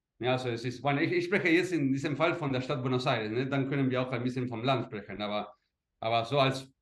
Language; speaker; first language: German; early bilingual, heritage; Spanish